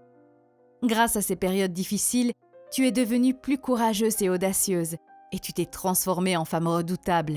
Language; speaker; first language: French; native; French